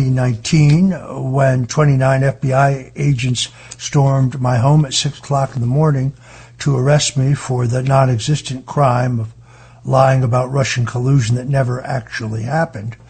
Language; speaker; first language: English; native; English